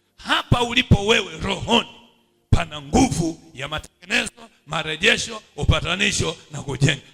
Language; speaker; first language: Swahili; native; Swahili